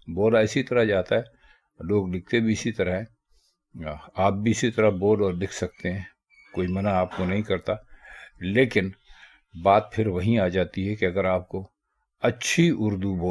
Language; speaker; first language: Urdu; native; Urdu